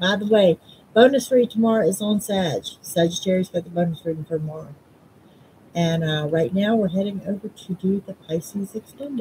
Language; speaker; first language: English; native; English